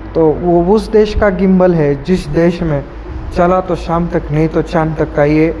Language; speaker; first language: Hindi; non-native, local second language; Marathi